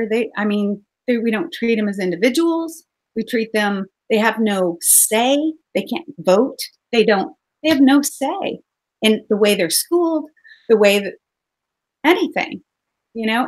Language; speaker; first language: English; native; English